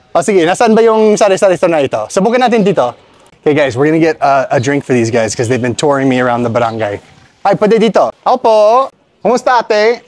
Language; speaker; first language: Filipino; non-native, fluent; English